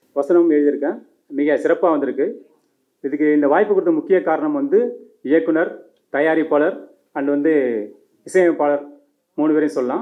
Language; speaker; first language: Tamil; native; Tamil